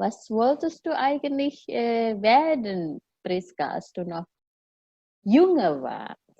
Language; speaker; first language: German; non-native, fluent; Indonesian